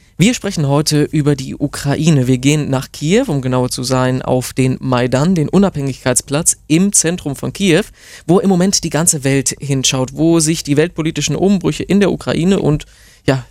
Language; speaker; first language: German; native; German